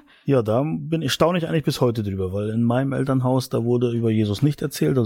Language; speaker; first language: German; native; German